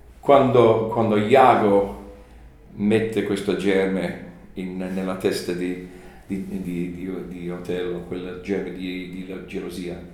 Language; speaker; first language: Italian; non-native, learner; English